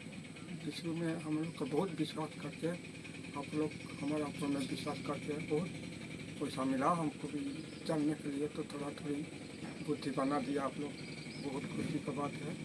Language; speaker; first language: Hindi; non-native, local second language; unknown